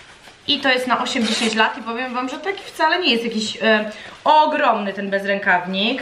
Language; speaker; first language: Polish; native; Polish